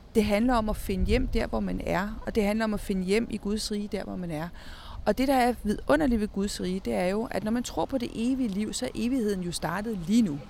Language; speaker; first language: Danish; early bilingual, other home language; Spanish